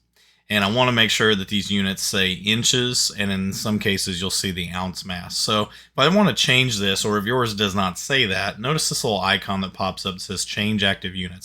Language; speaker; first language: English; native; English